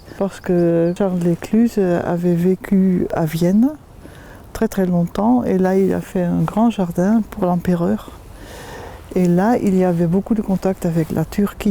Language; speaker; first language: French; non-native, fluent; Dutch